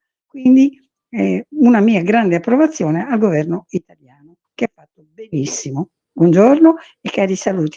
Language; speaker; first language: Italian; early bilingual, heritage; Italian